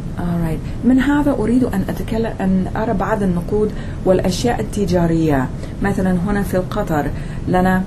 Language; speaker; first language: Arabic; non-native, fluent; English